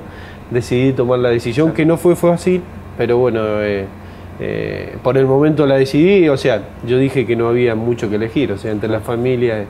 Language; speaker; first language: Spanish; native; Spanish